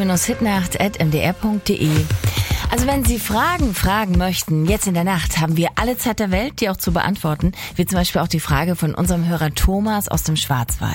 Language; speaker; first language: German; native; German